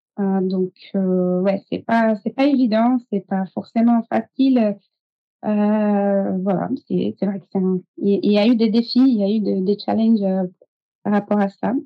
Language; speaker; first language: French; non-native, fluent; Portuguese